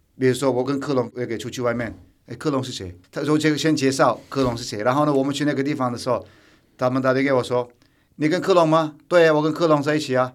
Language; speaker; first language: Chinese; non-native, fluent; Turkish